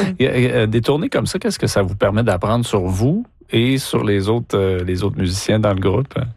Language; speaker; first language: French; native; French